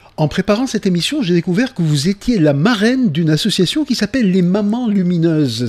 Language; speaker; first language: French; non-native, local second language; Arabic